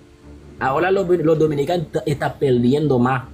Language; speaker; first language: Spanish; non-native, local second language; Haitian Creole